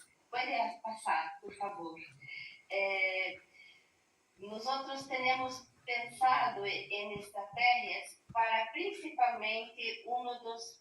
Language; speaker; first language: Spanish; non-native, learner; Portuguese